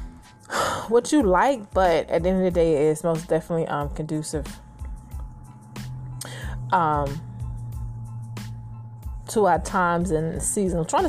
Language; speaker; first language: English; native; English